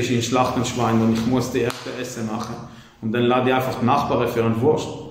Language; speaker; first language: German; non-native, fluent; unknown